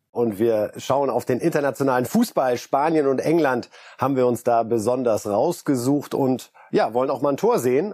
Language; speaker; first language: German; native; German